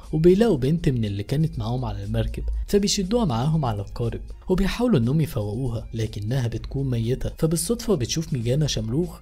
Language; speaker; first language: Arabic; native; Arabic